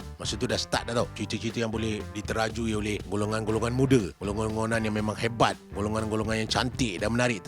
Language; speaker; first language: Malay; native; Malay